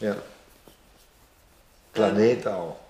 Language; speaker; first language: German; non-native, fluent; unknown